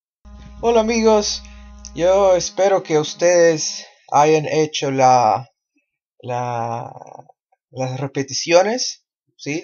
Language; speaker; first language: Spanish; non-native, fluent; Portuguese